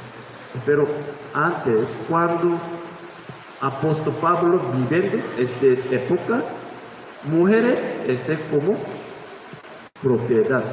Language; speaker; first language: Spanish; non-native, learner; Korean